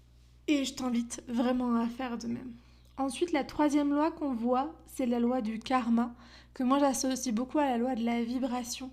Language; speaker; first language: French; native; French